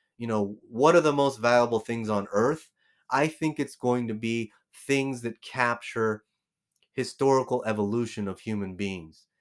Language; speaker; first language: English; native; English